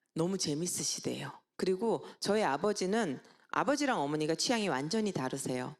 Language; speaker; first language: Korean; native; Korean